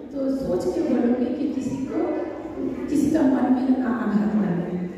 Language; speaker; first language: Hindi; non-native, local second language; Bangla